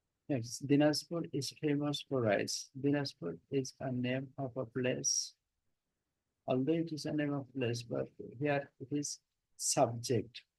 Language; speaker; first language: English; non-native, local second language; Bangla